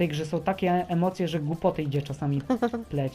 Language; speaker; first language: Polish; native; Polish